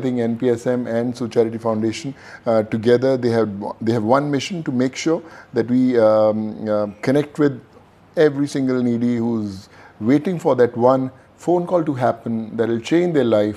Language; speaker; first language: English; non-native, local second language; Punjabi